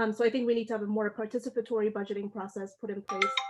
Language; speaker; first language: English; early bilingual, other home language; Amharic